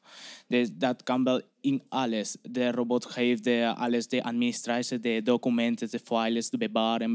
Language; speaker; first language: Dutch; non-native, learner; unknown